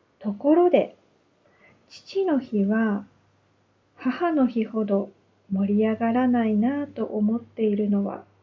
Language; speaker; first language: Japanese; native; Japanese